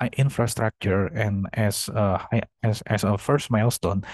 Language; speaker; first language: English; non-native, fluent; Indonesian